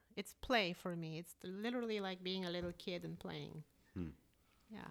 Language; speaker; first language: English; early bilingual, other home language; Polish